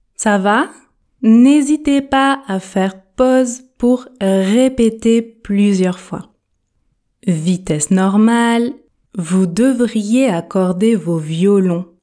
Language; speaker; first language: French; native; French